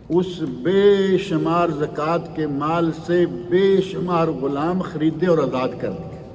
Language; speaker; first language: Urdu; native; Urdu